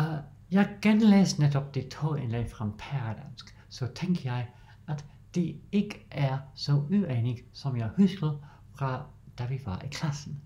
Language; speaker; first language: Danish; non-native, learner; English